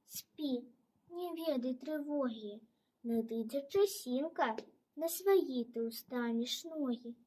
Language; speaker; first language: Belarusian; native; Belarusian